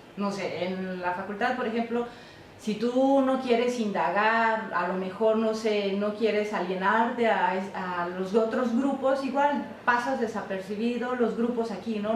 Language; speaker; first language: Spanish; non-native, local second language; Zapotec